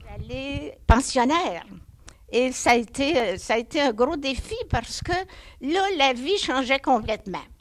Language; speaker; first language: French; native; French